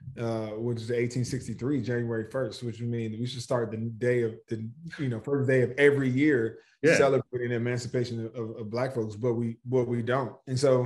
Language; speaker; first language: English; native; English